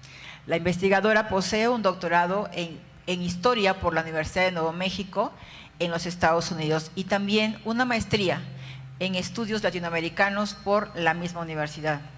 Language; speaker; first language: Spanish; native; Spanish